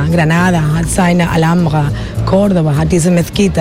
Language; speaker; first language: German; non-native, fluent; Spanish